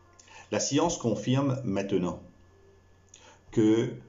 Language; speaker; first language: French; non-native, local second language; Morisyen